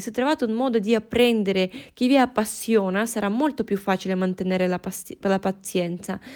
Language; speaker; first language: Italian; non-native, fluent; Russian